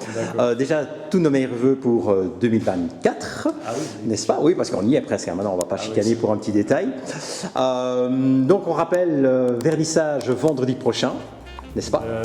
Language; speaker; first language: French; native; French